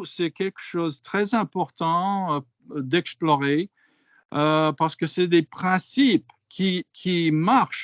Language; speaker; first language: French; non-native, fluent; English